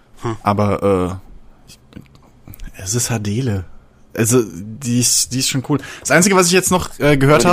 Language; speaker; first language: German; native; German